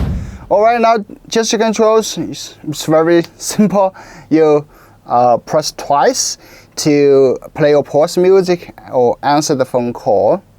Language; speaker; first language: English; non-native, local second language; Chinese